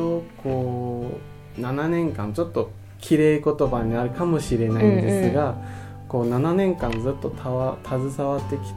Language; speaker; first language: Japanese; non-native, fluent; Chinese